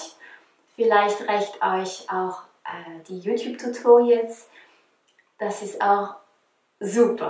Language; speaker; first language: German; non-native, fluent; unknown